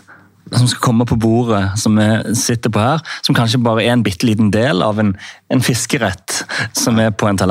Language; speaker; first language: Norwegian; native; Norwegian